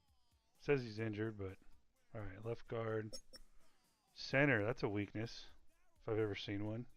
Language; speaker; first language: English; native; English